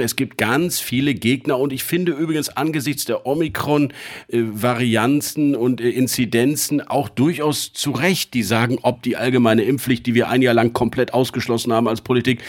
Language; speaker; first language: German; native; German